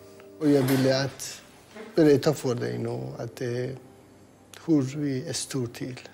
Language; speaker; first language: Swedish; non-native, learner; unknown